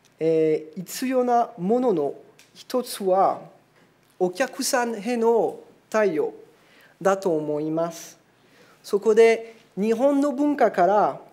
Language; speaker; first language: Japanese; non-native, fluent; French